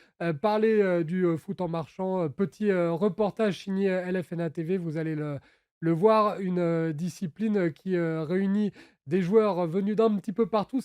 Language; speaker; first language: French; native; French